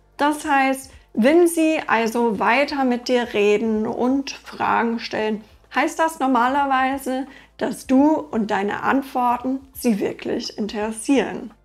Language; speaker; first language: German; non-native, fluent; English